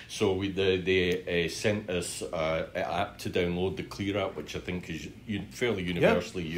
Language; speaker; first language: English; native; English